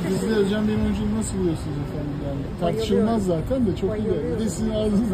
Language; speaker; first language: Turkish; native; Turkish